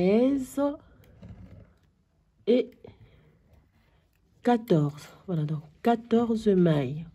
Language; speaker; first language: French; non-native, local second language; Arabic